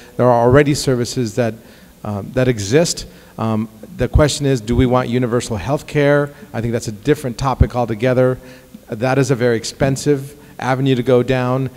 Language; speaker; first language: English; early bilingual, other home language; Arabic